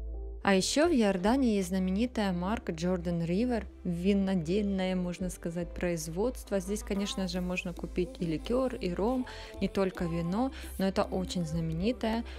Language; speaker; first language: Russian; native; Russian